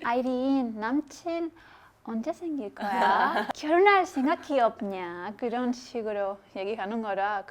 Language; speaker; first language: Korean; non-native, fluent; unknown